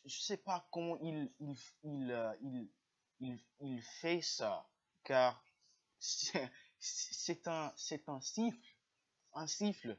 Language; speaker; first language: French; non-native, learner; English